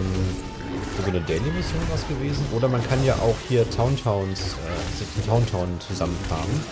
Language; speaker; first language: German; native; German